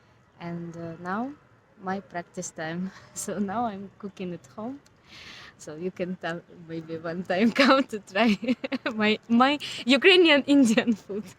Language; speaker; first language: English; non-native, learner; Ukrainian